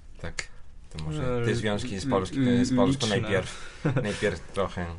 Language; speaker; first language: Polish; non-native, fluent; Spanish